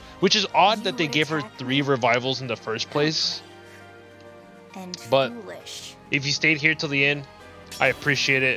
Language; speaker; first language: English; native; English